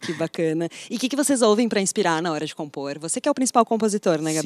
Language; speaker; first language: Portuguese; native; Portuguese